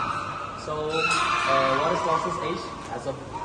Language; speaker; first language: English; non-native, learner; Indonesian